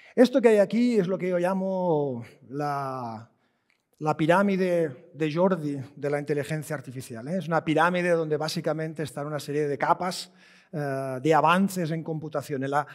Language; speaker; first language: Spanish; native; Spanish